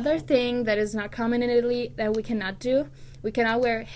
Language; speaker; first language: English; non-native, fluent; Italian